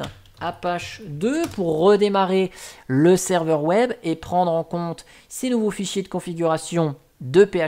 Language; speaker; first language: French; native; French